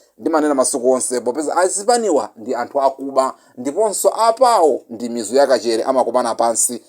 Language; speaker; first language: Nyanja; non-native, local second language; Yao